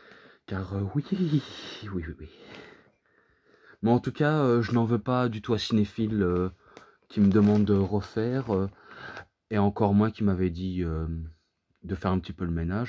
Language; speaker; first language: French; native; French